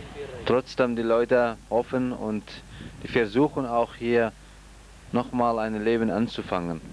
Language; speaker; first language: German; non-native, fluent; Central Kurdish